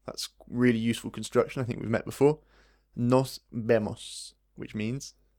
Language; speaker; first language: English; native; English